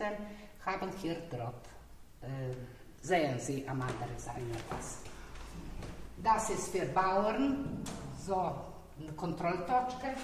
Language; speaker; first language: German; non-native, learner; Slovenian